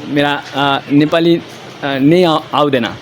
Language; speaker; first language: Hindi; non-native, local second language; Bangla